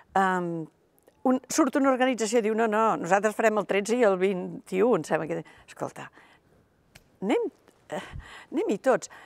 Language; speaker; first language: Catalan; native; Catalan